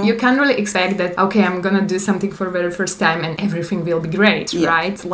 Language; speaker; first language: English; non-native, fluent; Slovak